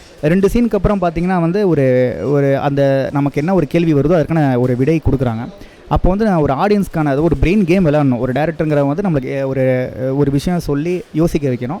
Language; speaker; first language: Tamil; native; Tamil